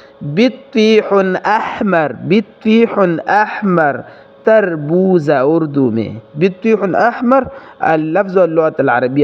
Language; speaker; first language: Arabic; non-native, learner; Pashto